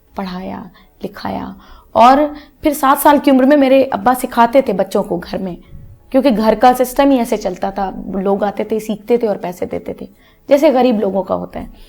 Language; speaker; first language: Urdu; non-native, local second language; Punjabi